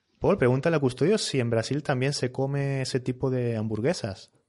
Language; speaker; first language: Spanish; native; Spanish